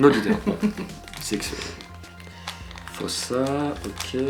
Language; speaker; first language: French; native; French